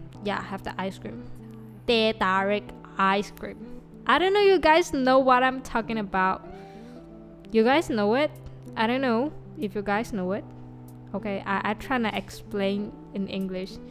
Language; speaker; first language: English; non-native, local second language; Chinese